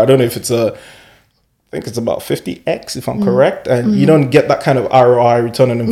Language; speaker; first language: English; non-native, local second language; Yoruba